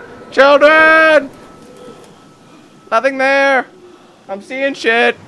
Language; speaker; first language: English; native; English